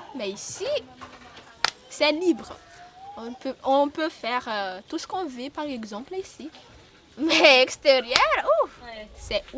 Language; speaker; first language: French; non-native, learner; Malagasy